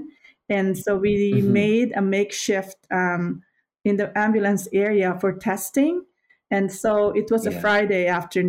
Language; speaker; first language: English; non-native, local second language; Filipino